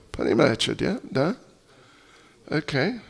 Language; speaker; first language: Russian; non-native, fluent; English